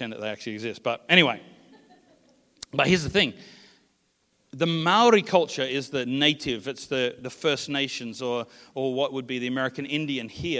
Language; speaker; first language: English; native; English